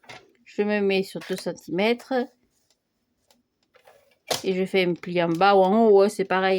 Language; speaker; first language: French; native; French